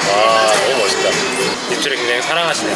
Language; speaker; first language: Korean; native; Korean